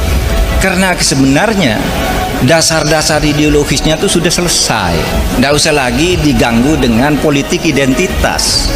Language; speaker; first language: Indonesian; native; Indonesian